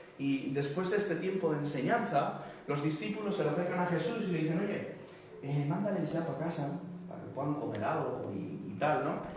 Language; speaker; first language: Spanish; native; Spanish